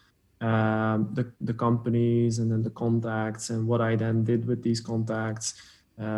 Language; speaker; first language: English; non-native, fluent; Dutch